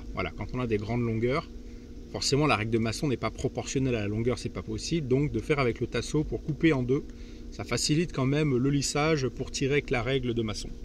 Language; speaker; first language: French; native; French